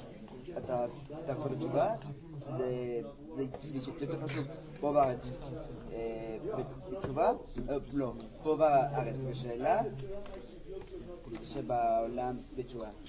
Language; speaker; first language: Hebrew; non-native, learner; Spanish